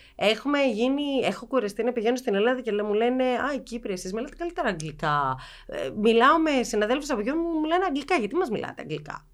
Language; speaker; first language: Greek; native; Greek